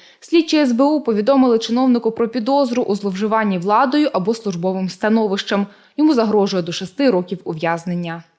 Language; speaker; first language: Ukrainian; native; Ukrainian